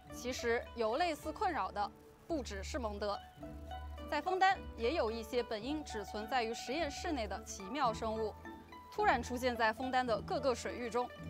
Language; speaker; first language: Chinese; native; Chinese